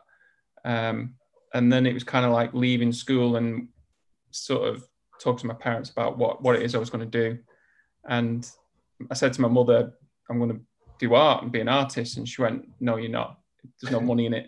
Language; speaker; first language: English; native; English